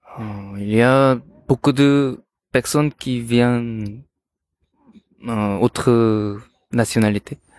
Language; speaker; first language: French; non-native, learner; Korean